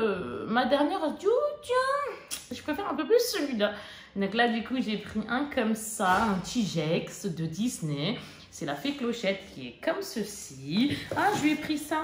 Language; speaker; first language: French; native; French